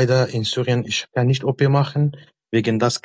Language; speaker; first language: German; non-native, learner; Arabic